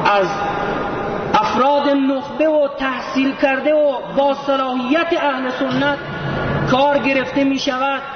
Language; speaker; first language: Persian; native; Persian